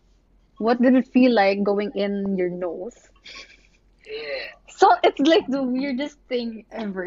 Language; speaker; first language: English; non-native, local second language; Filipino